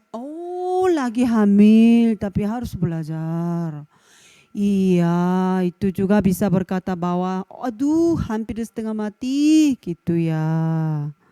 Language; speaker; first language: Indonesian; non-native, fluent; Korean